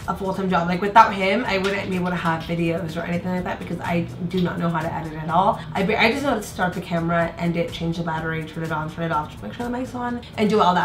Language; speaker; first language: English; native; English